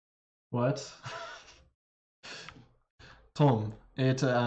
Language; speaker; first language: Russian; non-native, learner; English